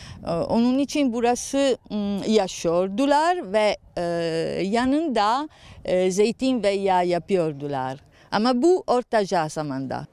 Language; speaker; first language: Turkish; non-native, learner; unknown